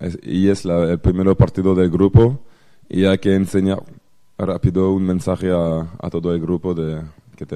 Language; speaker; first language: Spanish; non-native, fluent; French